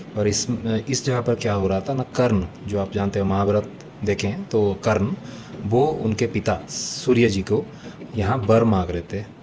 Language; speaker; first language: Hindi; non-native, local second language; Odia